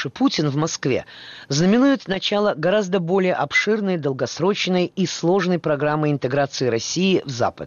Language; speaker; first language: Russian; native; Russian